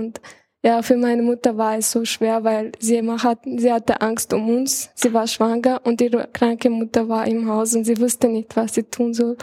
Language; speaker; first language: German; early bilingual, other home language; Chechen